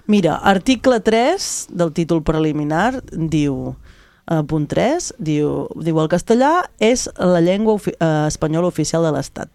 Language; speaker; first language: Catalan; native; Catalan